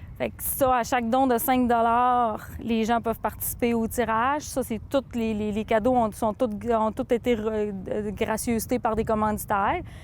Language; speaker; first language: French; native; French